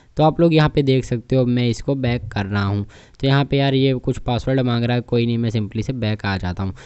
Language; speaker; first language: Hindi; native; Hindi